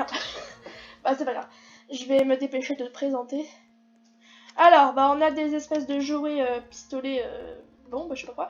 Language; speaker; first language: French; native; French